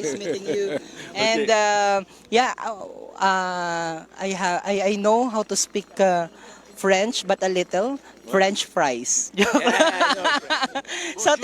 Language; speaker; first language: English; non-native, local second language; Filipino